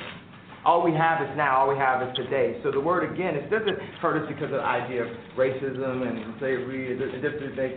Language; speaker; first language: English; native; English